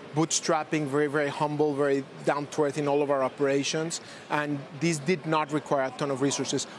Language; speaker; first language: English; non-native, fluent; Spanish